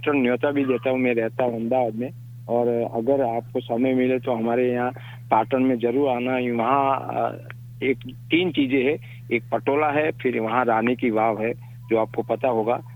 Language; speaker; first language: Hindi; non-native, local second language; Gujarati